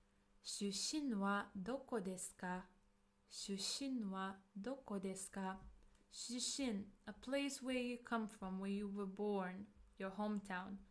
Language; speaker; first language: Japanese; non-native, fluent; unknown